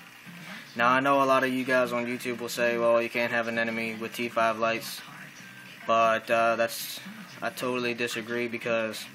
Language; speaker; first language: English; native; English